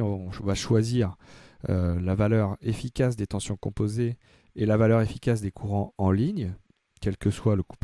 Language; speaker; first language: French; native; French